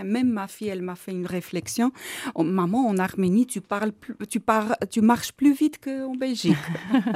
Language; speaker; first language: French; non-native, learner; Armenian